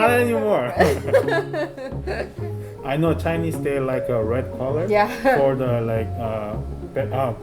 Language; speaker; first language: English; non-native, fluent; Korean